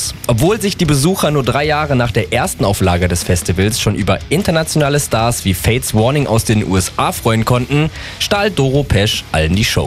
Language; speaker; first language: German; native; German